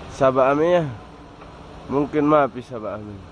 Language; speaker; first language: Arabic; non-native, learner; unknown